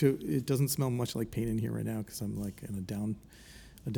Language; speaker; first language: English; native; English